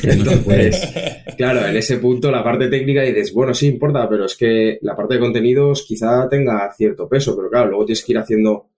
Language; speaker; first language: Spanish; native; Spanish